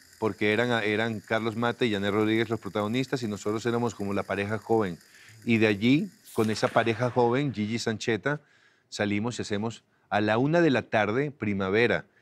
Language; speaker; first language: Spanish; native; Spanish